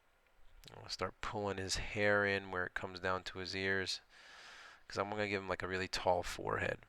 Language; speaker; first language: English; native; English